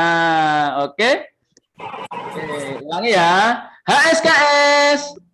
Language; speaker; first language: Indonesian; native; Indonesian